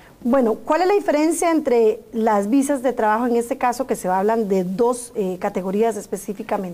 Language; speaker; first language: Spanish; native; Spanish